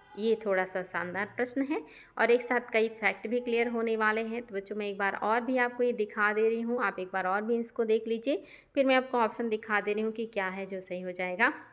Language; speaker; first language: Hindi; native; Hindi